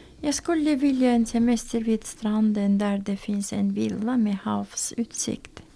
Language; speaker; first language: Swedish; non-native, learner; Azerbaijani